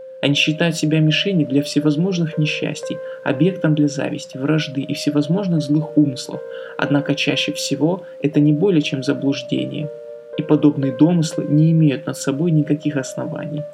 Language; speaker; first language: Russian; native; Russian